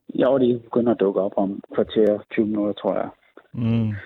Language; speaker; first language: Danish; native; Danish